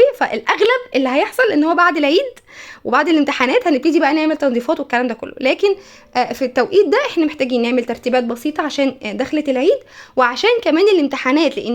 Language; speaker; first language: Arabic; native; Arabic